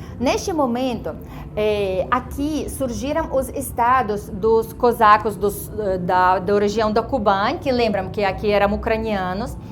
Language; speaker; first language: Portuguese; non-native, fluent; Ukrainian